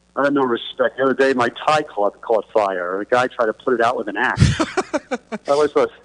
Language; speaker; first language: English; native; English